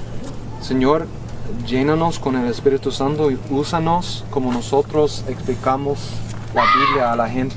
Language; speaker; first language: Spanish; non-native, fluent; English